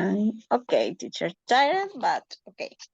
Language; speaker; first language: English; non-native, learner; Spanish